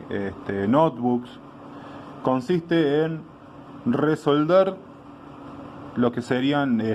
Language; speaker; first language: Spanish; native; Spanish